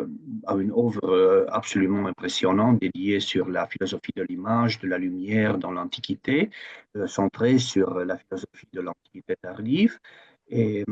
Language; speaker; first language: French; non-native, fluent; Romanian